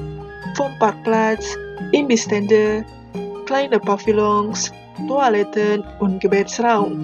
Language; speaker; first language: German; non-native, fluent; Indonesian